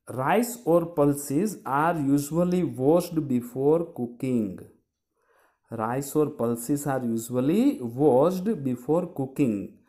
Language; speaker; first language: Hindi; non-native, local second language; Gujarati